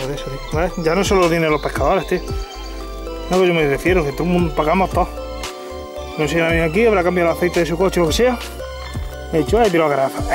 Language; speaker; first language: Spanish; native; Spanish